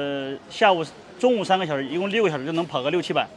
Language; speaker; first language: Chinese; native; Chinese